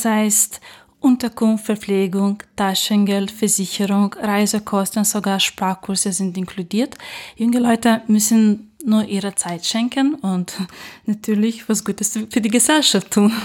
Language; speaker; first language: German; non-native, fluent; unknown